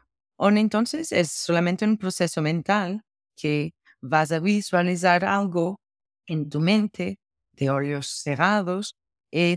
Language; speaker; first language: Spanish; non-native, fluent; Portuguese